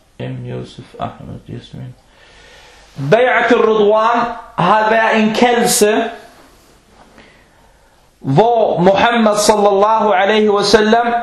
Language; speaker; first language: Danish; non-native, local second language; Arabic